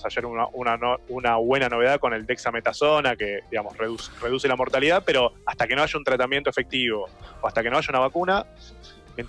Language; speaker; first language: Spanish; native; Spanish